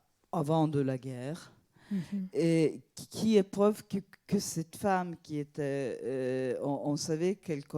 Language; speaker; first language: French; non-native, fluent; Italian